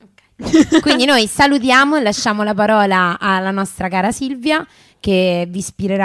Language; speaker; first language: Italian; native; Italian